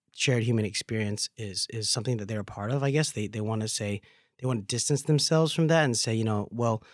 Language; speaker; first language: English; native; English